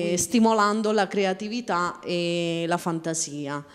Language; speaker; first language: Italian; native; Italian